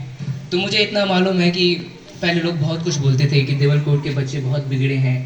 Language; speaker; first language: Hindi; native; Hindi